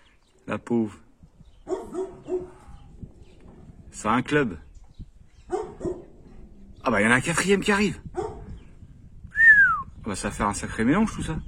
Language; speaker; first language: French; native; French